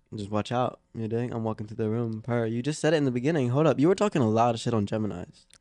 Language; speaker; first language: English; native; English